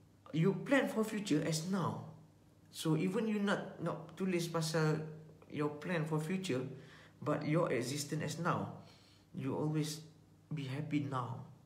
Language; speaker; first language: English; non-native, local second language; Malay